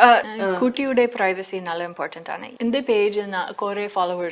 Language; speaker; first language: Malayalam; non-native, learner; English